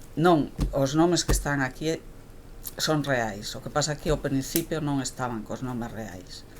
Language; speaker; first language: Galician; non-native, local second language; Spanish